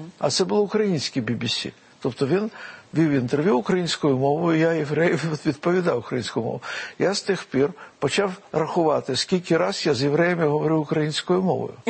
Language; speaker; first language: Ukrainian; non-native, local second language; Russian